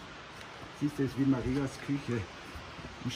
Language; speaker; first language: German; native; German